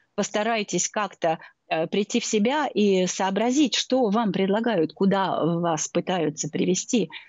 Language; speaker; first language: Russian; native; Russian